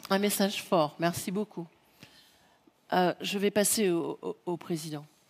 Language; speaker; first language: French; early bilingual, heritage; French